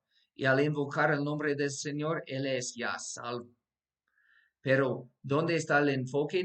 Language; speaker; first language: Spanish; non-native, fluent; English